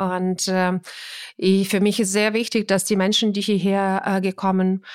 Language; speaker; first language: German; non-native, fluent; Ukrainian